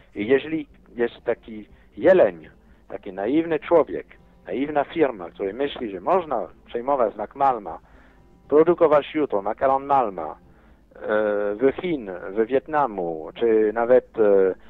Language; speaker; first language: Polish; non-native, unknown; French